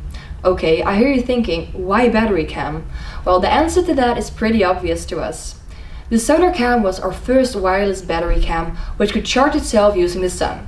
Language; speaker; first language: English; non-native, fluent; Dutch